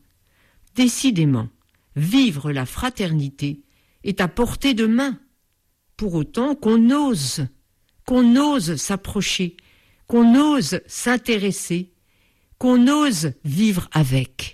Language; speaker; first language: French; native; French